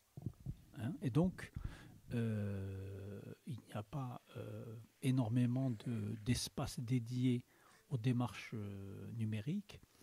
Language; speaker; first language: French; native; French